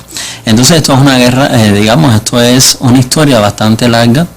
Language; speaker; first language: Spanish; native; Spanish